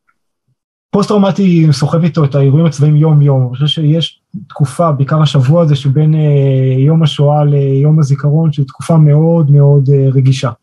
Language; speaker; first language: Hebrew; native; Hebrew